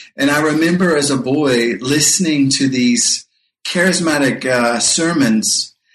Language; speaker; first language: English; native; English